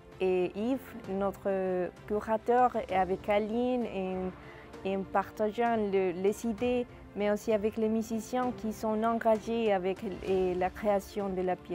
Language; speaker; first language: French; non-native, fluent; Spanish